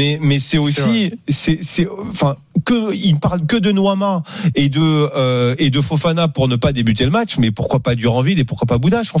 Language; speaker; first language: French; native; French